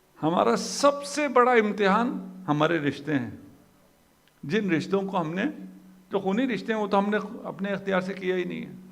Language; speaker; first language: Urdu; non-native, local second language; Punjabi